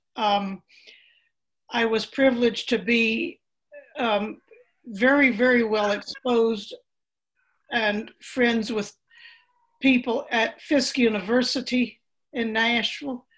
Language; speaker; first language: English; native; English